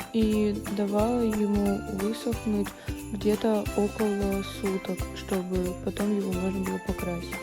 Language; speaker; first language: Russian; native; Russian